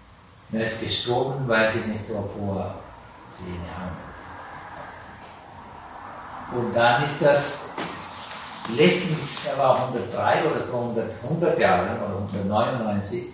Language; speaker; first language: German; non-native, learner; Sinhala